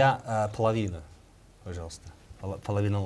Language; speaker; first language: Russian; non-native, fluent; English